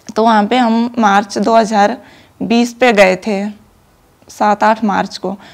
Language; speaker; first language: Hindi; native; Hindi